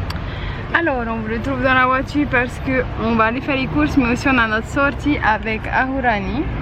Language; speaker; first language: French; native; French